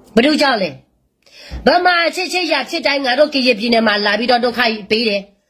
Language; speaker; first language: Burmese; non-native, local second language; S'gaw Karen